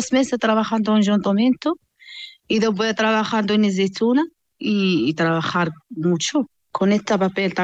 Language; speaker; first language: Spanish; non-native, learner; Arabic